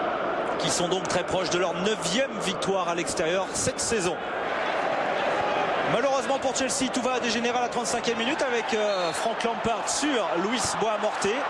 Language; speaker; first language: French; native; French